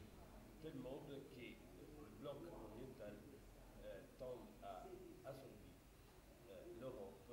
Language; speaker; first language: French; non-native, fluent; Italian